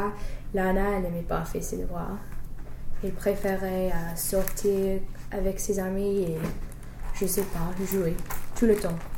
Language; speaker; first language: French; non-native, fluent; English